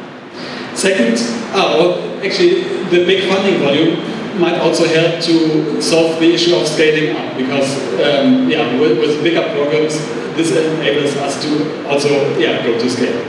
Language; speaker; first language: English; non-native, fluent; German